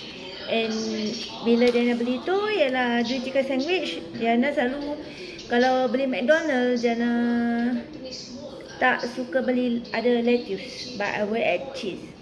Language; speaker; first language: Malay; native; Malay